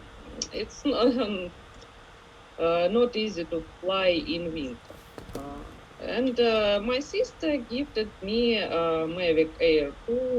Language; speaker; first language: English; non-native, learner; Ukrainian